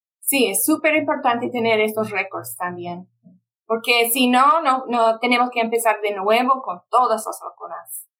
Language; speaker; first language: Spanish; non-native, fluent; English